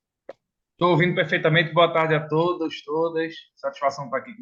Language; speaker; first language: Portuguese; native; Portuguese